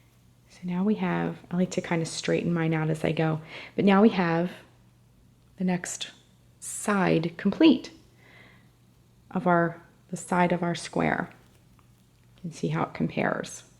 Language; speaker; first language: English; native; English